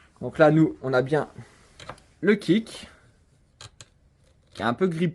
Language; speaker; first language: French; native; French